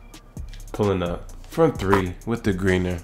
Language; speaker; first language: English; native; English